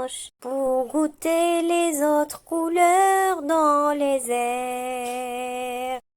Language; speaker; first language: French; non-native, local second language; Arabic